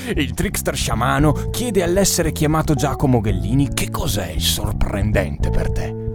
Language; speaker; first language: Italian; native; Italian